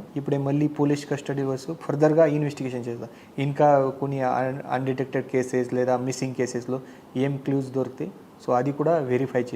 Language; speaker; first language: Telugu; non-native, fluent; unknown